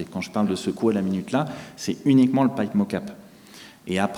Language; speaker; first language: French; native; French